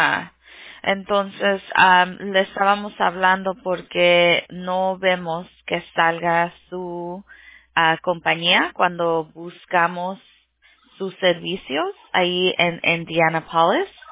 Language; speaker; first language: Spanish; early bilingual, heritage; Spanish